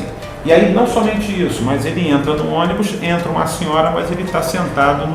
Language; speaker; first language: Portuguese; native; Portuguese